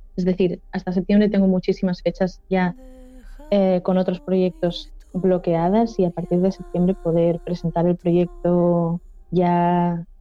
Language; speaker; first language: Spanish; non-native, local second language; Catalan